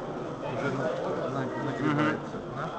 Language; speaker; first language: Russian; non-native, learner; English